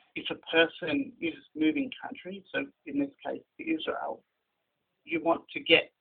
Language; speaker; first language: English; native; English